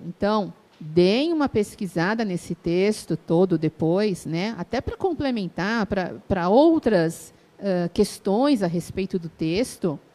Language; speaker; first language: Portuguese; native; Portuguese